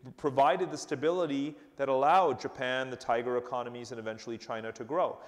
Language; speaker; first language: English; native; English